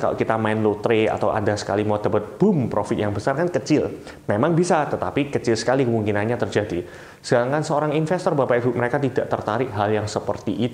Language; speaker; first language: Indonesian; native; Indonesian